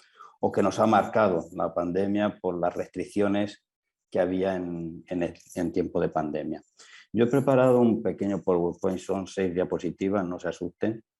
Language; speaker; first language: Spanish; native; Spanish